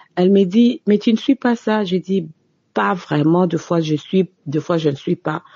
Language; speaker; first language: French; non-native, local second language; Lingala